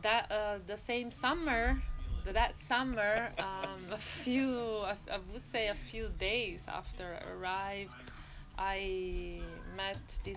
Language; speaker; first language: English; non-native, fluent; Italian